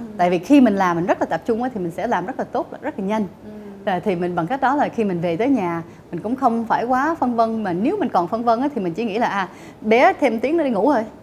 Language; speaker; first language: Vietnamese; early bilingual, heritage; Vietnamese